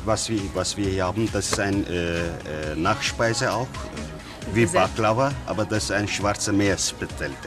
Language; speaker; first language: German; non-native, learner; Turkish